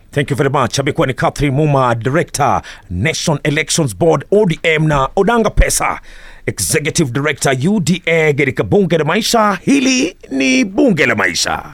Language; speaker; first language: Swahili; native; Swahili